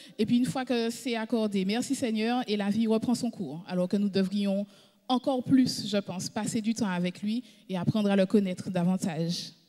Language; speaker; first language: French; native; French